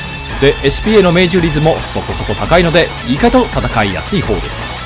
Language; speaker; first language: Japanese; non-native, fluent; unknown